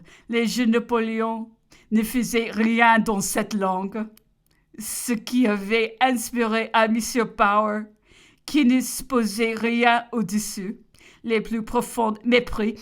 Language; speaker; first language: French; non-native, learner; English